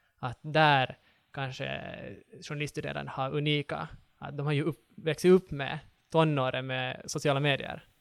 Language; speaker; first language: Swedish; native; Swedish